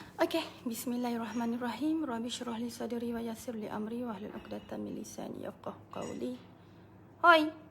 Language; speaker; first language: Malay; native; Malay